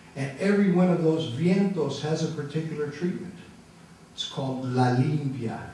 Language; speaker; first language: English; native; English